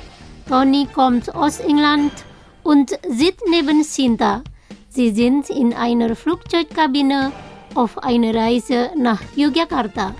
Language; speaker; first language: German; non-native, fluent; Indonesian